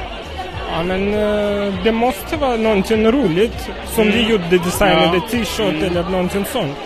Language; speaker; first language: Swedish; non-native, fluent; Russian